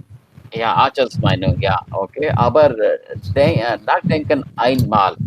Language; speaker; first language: German; non-native, learner; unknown